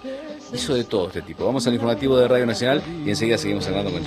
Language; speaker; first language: Spanish; native; Spanish